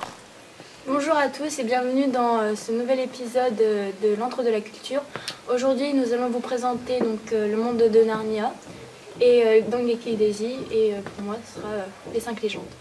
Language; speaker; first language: French; native; French